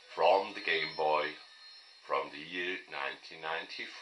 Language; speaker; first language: English; non-native, fluent; German